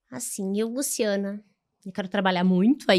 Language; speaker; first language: Portuguese; native; Portuguese